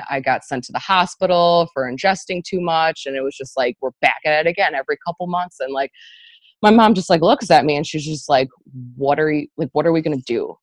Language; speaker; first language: English; native; English